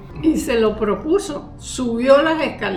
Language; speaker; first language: Spanish; native; Spanish